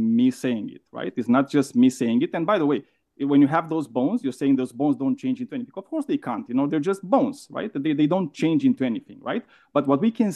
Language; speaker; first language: English; non-native, fluent; Romanian